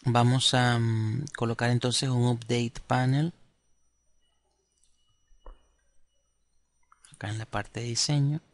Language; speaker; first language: Spanish; native; Spanish